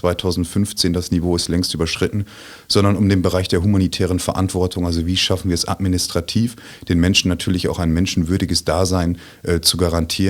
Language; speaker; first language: German; native; German